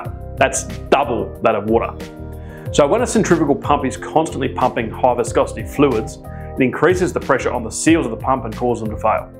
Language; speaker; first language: English; native; English